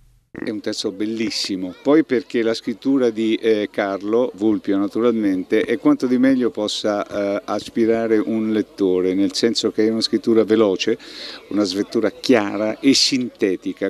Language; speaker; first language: Italian; native; Italian